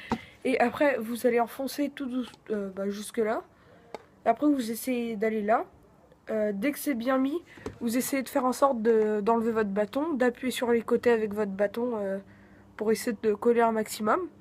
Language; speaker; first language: French; native; French